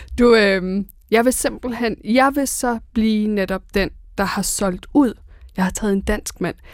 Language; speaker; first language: Danish; early bilingual, other home language; Persian